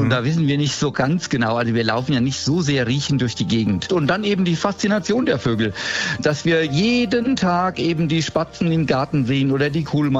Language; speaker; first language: German; native; German